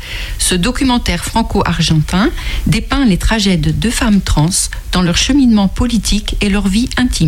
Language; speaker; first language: French; native; French